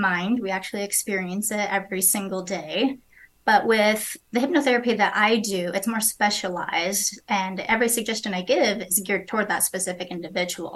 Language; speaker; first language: English; native; English